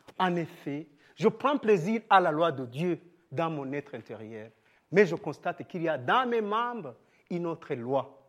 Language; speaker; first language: French; non-native, local second language; Rundi